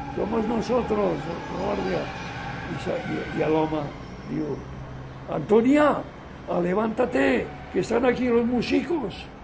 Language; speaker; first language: Spanish; non-native, local second language; Catalan